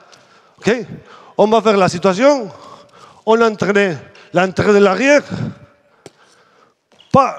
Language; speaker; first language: French; non-native, fluent; Spanish